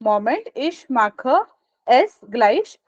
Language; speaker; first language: German; non-native, fluent; Hindi